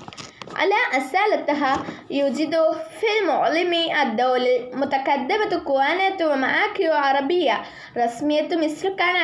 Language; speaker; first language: Arabic; non-native, learner; Malayalam